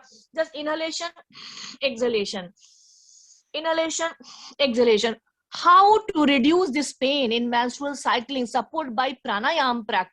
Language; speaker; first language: English; non-native, learner; Hindi